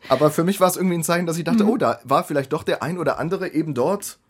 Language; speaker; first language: German; native; German